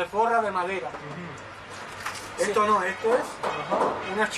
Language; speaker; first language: Spanish; native; Spanish